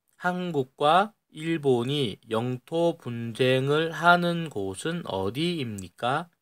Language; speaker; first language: Korean; native; Korean